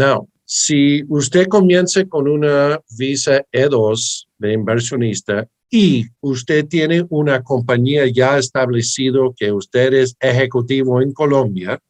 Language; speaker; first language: Spanish; early bilingual, heritage; English